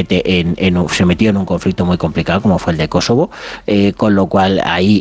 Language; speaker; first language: Spanish; native; Spanish